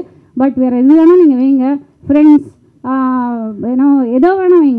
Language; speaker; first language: Tamil; native; Tamil